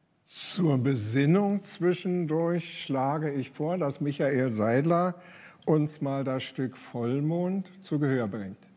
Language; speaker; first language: German; native; German